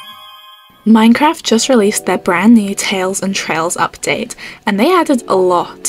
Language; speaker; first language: English; native; English